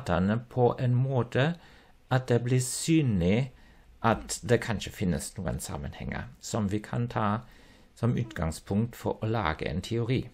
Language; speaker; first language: Norwegian; non-native, fluent; German